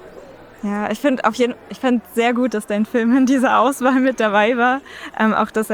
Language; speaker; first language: German; native; German